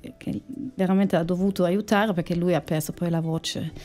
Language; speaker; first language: Italian; non-native, fluent; German